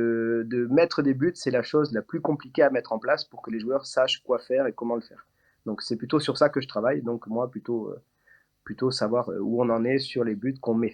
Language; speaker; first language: French; native; French